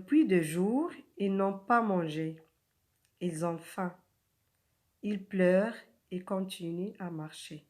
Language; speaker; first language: French; non-native, local second language; Arabic